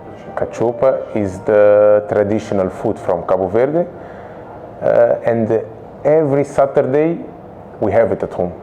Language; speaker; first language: English; non-native, local second language; Kabuverdianu